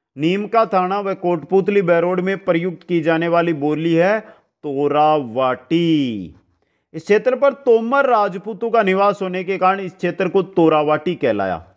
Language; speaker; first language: Hindi; native; Hindi